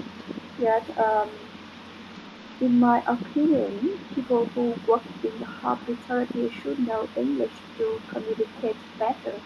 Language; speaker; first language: English; non-native, learner; Vietnamese